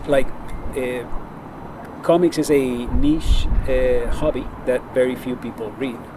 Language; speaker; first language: English; non-native, fluent; Spanish